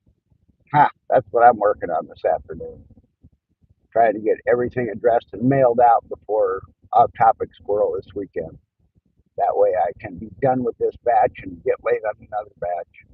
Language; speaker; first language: English; native; English